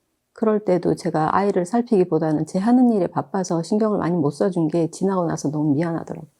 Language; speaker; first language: Korean; native; Korean